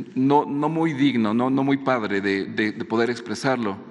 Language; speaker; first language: Spanish; native; Spanish